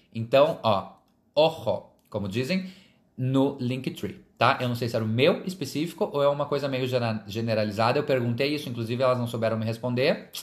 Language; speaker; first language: Portuguese; native; Portuguese